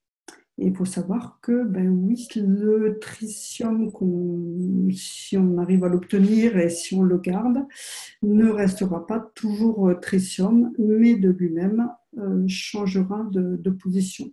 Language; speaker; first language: French; native; French